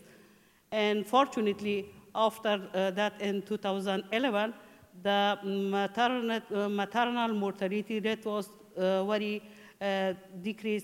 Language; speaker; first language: English; non-native, learner; Persian